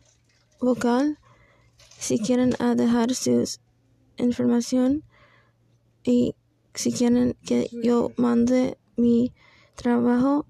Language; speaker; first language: Spanish; non-native, learner; English